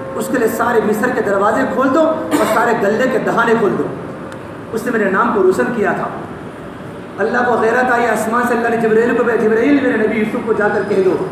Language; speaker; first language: Urdu; non-native, local second language; Gujarati